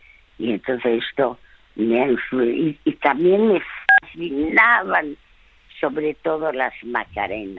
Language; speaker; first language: Spanish; early bilingual, other home language; French